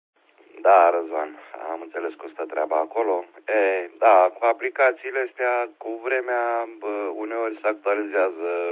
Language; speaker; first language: Romanian; native; Romanian